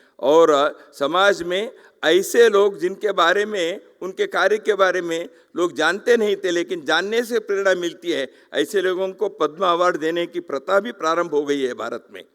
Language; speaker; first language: Hindi; non-native, local second language; Kannada